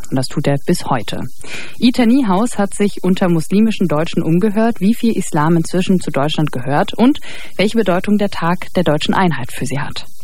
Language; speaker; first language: German; native; German